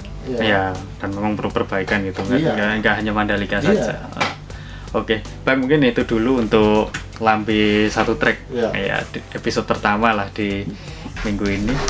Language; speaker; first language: Indonesian; native; Indonesian